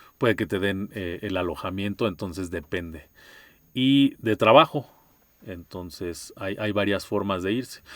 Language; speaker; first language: Spanish; native; Spanish